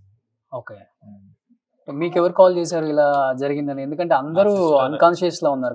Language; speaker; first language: Telugu; native; Telugu